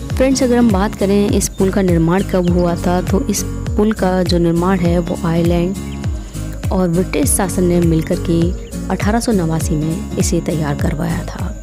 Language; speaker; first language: Hindi; native; Hindi